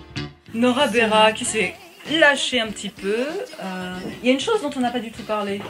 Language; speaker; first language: French; native; French